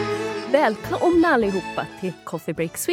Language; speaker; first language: Swedish; non-native, fluent; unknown